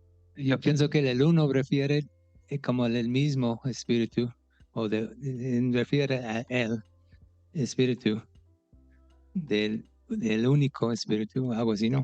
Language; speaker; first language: Spanish; non-native, local second language; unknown